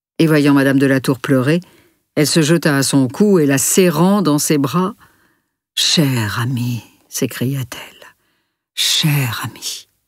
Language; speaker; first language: French; native; French